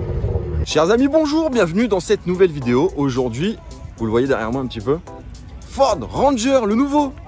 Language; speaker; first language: French; native; French